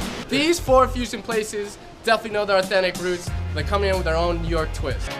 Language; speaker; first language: English; native; English